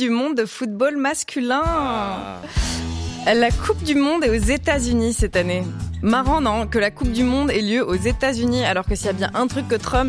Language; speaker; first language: French; native; French